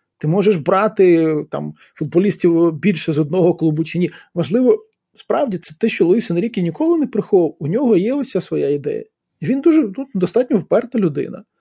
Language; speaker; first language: Ukrainian; native; Ukrainian